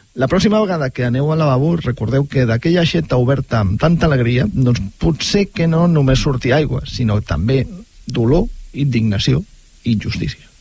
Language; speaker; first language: Catalan; native; Catalan